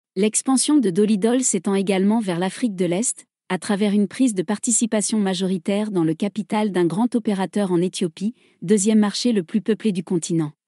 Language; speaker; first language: French; non-native, local second language; Arabic